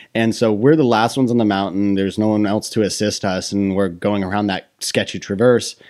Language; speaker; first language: English; native; English